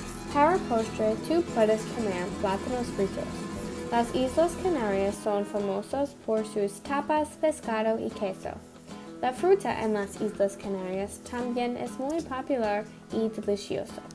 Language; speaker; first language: Spanish; non-native, learner; English